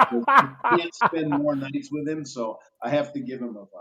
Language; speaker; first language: English; native; English